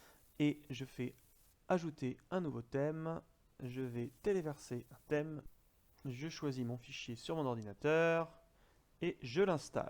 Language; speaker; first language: French; native; French